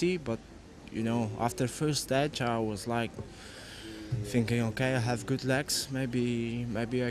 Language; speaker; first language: English; non-native, fluent; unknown